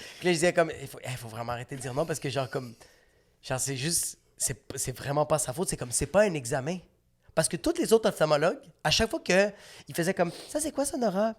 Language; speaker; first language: French; native; French